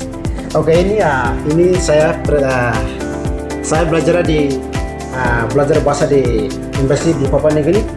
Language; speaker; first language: Indonesian; non-native, learner; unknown